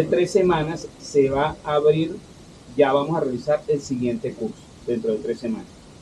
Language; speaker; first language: Spanish; native; Spanish